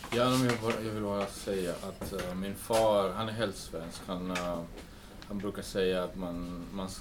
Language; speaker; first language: Swedish; early bilingual, heritage; English